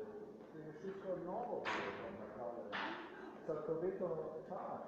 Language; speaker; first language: Polish; non-native, learner; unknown